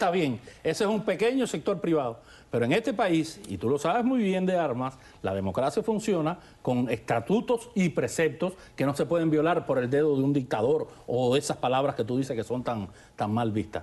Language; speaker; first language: Spanish; native; Spanish